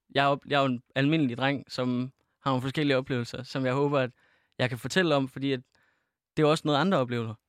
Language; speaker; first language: Danish; native; Danish